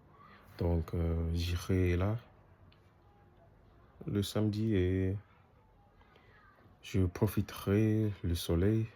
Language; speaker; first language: French; non-native, learner; English